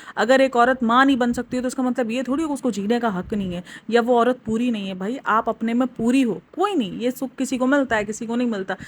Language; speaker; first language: Urdu; native; Urdu